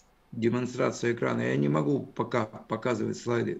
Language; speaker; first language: Russian; native; Russian